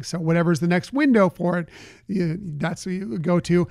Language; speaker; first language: English; native; English